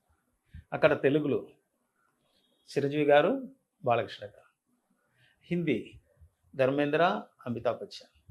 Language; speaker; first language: Telugu; non-native, learner; Tamil